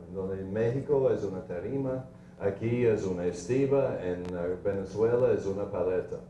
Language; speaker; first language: Spanish; non-native, fluent; English